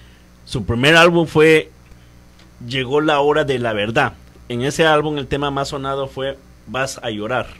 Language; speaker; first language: Spanish; native; Spanish